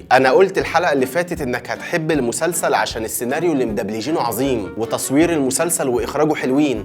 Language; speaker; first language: Arabic; native; Arabic